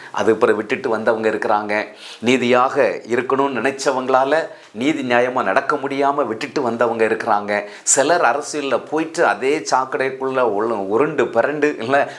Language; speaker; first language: Tamil; native; Tamil